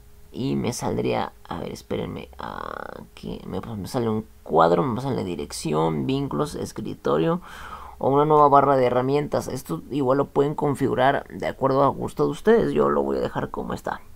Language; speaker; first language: Spanish; native; Spanish